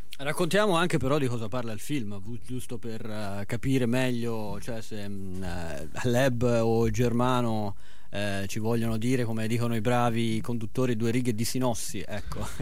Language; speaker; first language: Italian; native; Italian